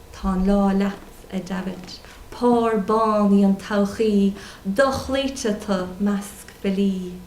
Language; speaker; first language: Irish; non-native, local second language; English